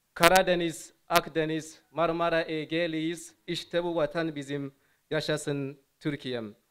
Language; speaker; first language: Turkish; non-native, fluent; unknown